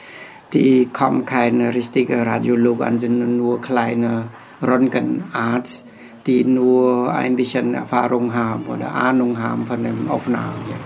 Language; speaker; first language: German; non-native, fluent; Khmer